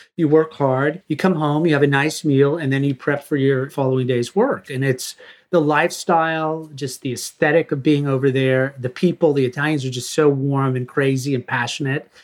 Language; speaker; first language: English; native; English